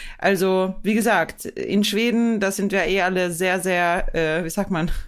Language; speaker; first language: German; non-native, fluent; Swedish